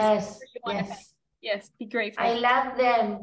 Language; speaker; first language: English; non-native, learner; Spanish